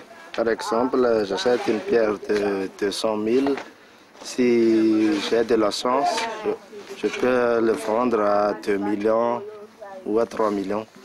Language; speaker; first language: French; non-native, local second language; Malagasy